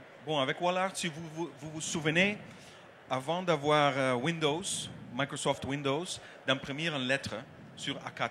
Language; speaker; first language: French; non-native, learner; Dutch